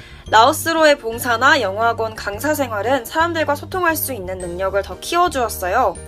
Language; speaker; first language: Korean; native; Korean